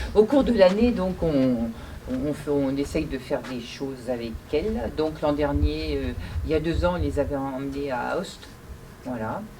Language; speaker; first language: French; native; French